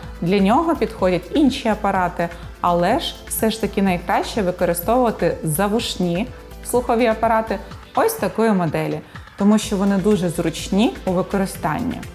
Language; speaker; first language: Ukrainian; native; Ukrainian